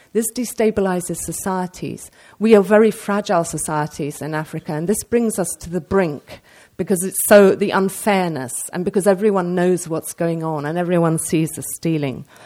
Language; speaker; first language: English; native; English